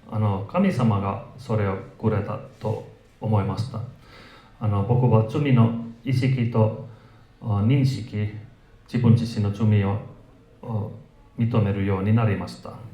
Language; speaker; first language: Japanese; non-native, fluent; Finnish